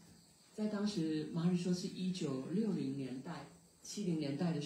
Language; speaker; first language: Chinese; native; Chinese